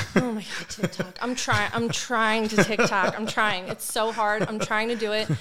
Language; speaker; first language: English; native; English